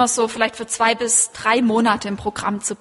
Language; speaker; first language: German; native; German